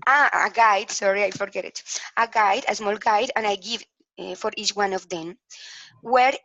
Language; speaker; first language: English; non-native, learner; Spanish